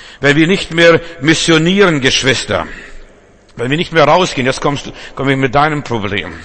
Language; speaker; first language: German; non-native, fluent; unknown